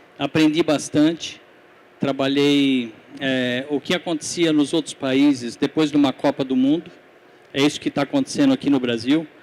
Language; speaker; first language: Portuguese; native; Portuguese